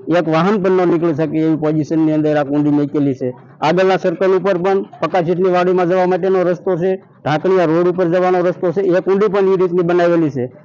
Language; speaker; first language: Gujarati; native; Gujarati